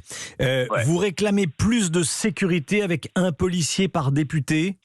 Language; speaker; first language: French; native; French